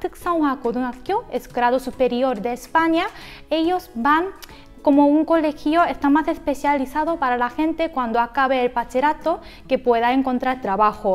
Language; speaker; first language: Spanish; non-native, fluent; Korean